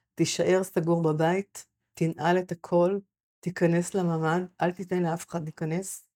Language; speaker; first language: Hebrew; native; Hebrew